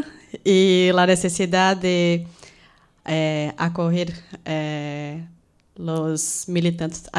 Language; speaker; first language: Spanish; non-native, fluent; Portuguese